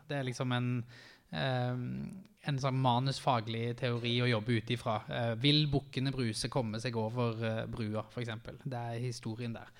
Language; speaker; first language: Norwegian; native; Norwegian